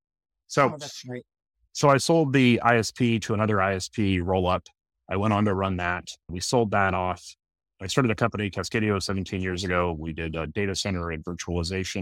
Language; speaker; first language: English; native; English